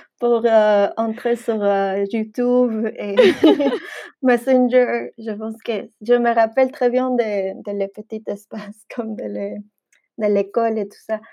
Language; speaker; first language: French; non-native, fluent; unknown